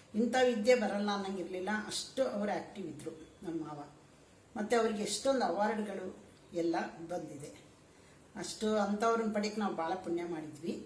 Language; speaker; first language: Kannada; native; Kannada